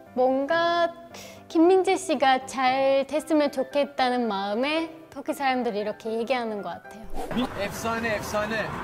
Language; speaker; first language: Korean; non-native, fluent; Turkish